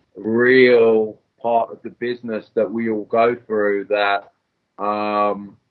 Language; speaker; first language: English; native; English